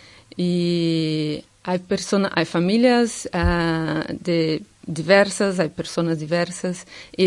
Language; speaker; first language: Spanish; non-native, fluent; Portuguese